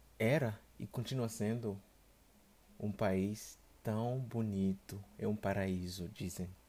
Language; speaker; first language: Portuguese; non-native, fluent; Haitian Creole